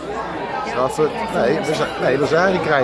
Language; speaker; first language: Dutch; native; Dutch